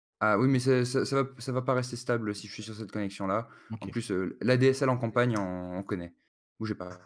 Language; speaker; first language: French; native; French